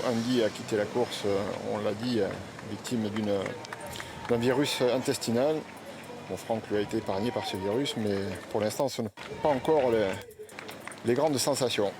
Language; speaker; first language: French; native; French